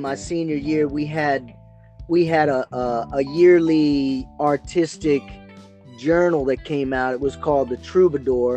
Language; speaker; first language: English; native; English